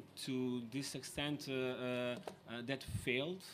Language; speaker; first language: English; non-native, fluent; Serbian